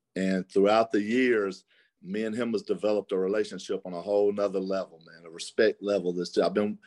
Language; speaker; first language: English; native; English